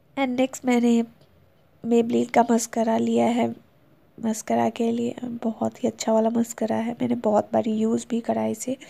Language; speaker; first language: Hindi; native; Hindi